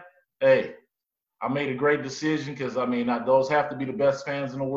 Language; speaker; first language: English; native; English